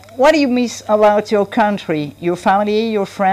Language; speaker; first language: English; non-native, learner; French